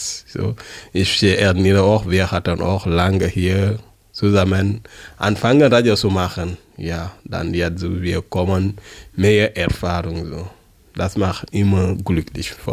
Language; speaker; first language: German; non-native, learner; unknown